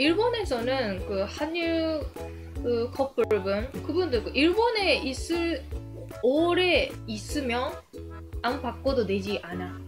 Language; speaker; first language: Korean; non-native, learner; Japanese